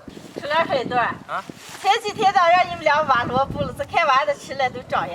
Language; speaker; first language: Chinese; native; Chinese